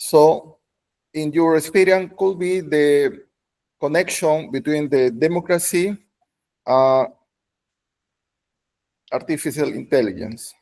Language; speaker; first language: English; non-native, learner; Spanish